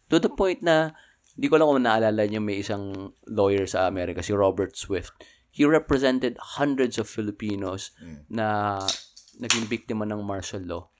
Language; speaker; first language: Filipino; native; Filipino